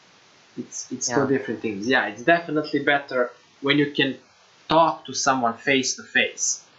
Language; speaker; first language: English; non-native, fluent; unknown